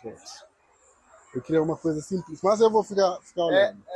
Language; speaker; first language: Portuguese; non-native, learner; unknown